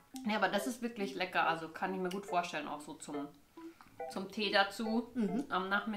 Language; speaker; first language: German; native; German